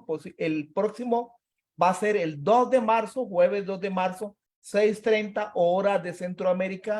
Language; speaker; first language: Spanish; native; Spanish